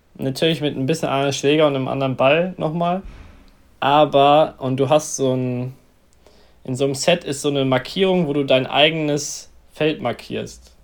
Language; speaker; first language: German; native; German